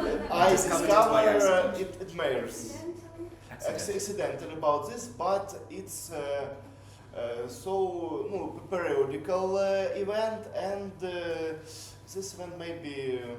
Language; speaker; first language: English; non-native, learner; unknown